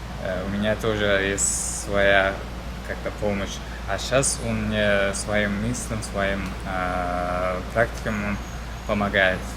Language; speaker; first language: Russian; non-native, learner; Uzbek